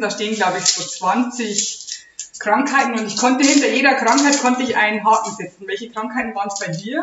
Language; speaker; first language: German; native; German